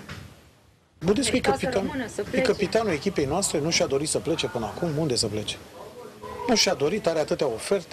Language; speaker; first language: Romanian; native; Romanian